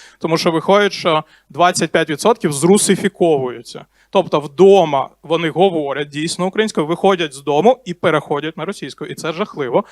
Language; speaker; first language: Ukrainian; non-native, local second language; Russian